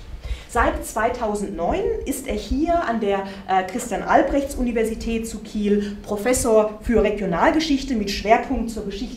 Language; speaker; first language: German; native; German